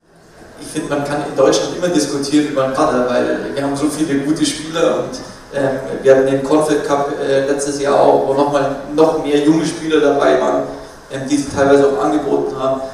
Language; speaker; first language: German; native; German